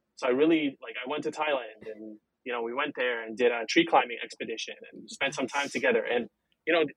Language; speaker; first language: English; non-native, fluent; Arabic